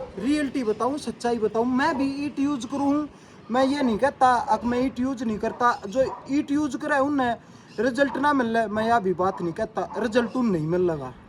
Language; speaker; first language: Hindi; non-native, local second language; Haryanvi